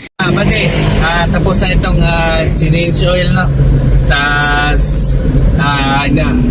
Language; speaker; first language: Filipino; non-native, local second language; Cebuano